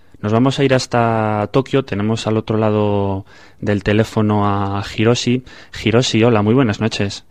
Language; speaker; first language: Spanish; native; Spanish